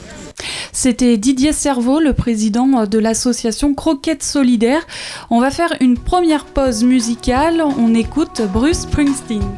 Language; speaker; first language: French; native; French